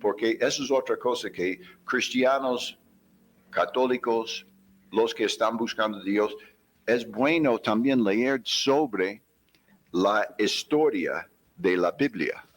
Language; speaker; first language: Spanish; non-native, fluent; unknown